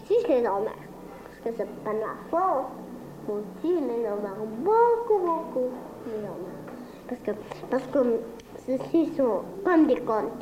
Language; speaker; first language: French; early bilingual, heritage; Spanish